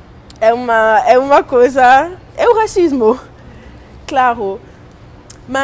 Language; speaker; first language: Portuguese; non-native, learner; French